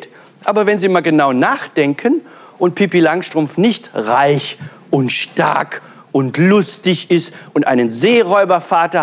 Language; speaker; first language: German; native; German